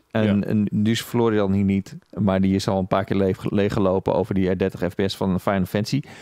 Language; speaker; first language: Dutch; native; Dutch